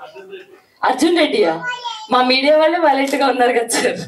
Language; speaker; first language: Telugu; native; Telugu